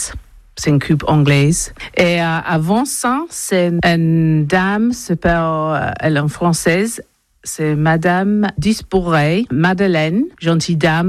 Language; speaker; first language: French; non-native, learner; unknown